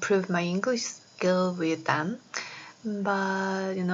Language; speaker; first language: English; non-native, fluent; Korean